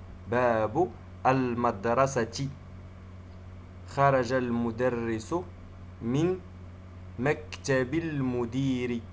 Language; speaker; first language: Arabic; non-native, fluent; French